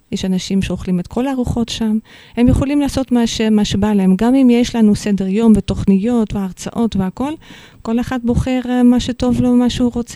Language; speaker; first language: Hebrew; non-native, fluent; Dutch